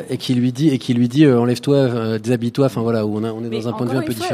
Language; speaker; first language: French; native; French